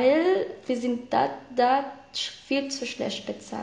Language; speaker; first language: German; non-native, fluent; Filipino